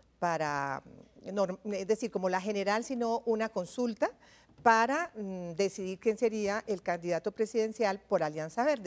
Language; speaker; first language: Spanish; native; Spanish